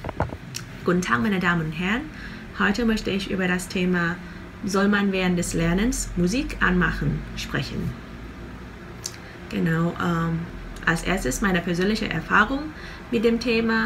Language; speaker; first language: German; non-native, fluent; Vietnamese